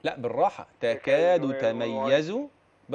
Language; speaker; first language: Arabic; native; Arabic